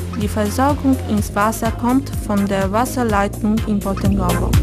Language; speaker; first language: German; non-native, fluent; Polish